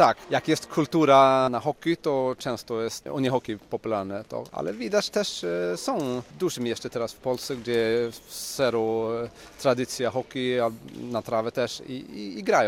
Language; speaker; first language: Polish; non-native, learner; Swedish